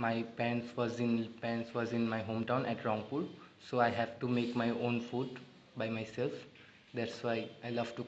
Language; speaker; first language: English; non-native, learner; Bangla